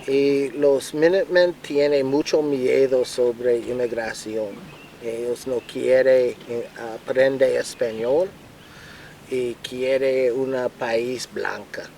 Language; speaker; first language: Spanish; non-native, learner; English